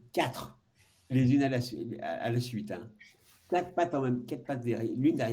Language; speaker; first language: French; native; French